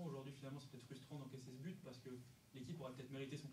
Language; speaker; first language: French; native; French